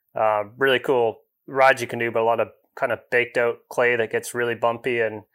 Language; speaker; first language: English; native; English